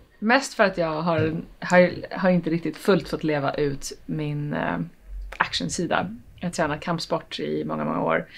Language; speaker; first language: Swedish; native; Swedish